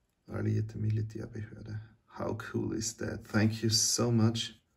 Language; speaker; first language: English; non-native, fluent; German